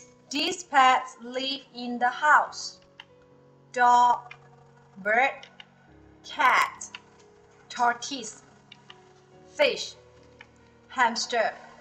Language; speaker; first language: English; non-native, local second language; Chinese